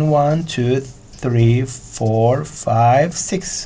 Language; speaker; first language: English; non-native, fluent; Turkish